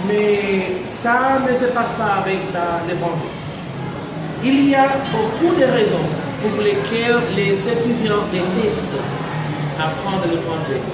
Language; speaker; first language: French; non-native, fluent; Spanish